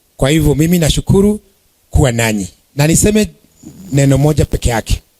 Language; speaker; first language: Swahili; non-native, local second language; Kikuyu